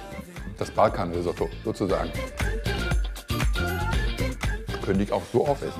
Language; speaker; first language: German; native; German